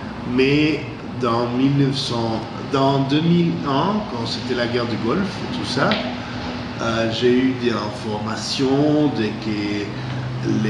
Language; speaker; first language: French; non-native, fluent; English